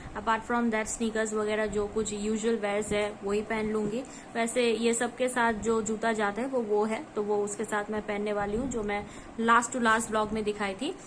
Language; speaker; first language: Hindi; non-native, local second language; Bangla